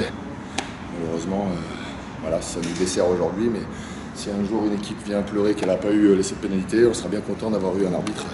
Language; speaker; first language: French; native; French